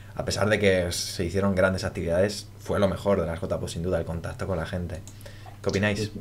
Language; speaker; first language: Spanish; native; Spanish